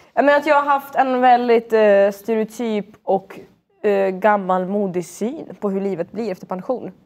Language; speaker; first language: Swedish; early bilingual, other home language; Russian